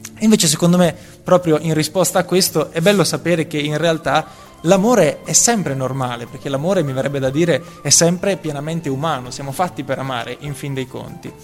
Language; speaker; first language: Italian; native; Italian